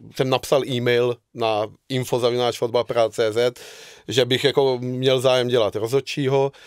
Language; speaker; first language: Czech; non-native, fluent; Hungarian